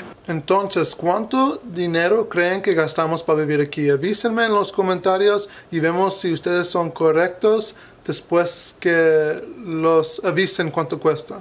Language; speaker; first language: Spanish; non-native, fluent; English